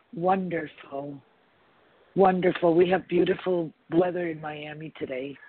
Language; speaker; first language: English; non-native, fluent; Spanish